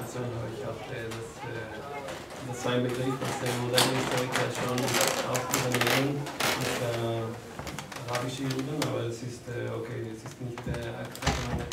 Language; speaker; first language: German; non-native, fluent; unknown